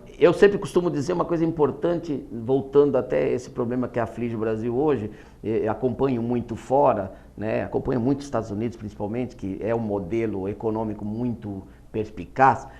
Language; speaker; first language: Portuguese; native; Portuguese